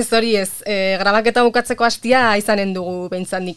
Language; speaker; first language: Basque; native; Basque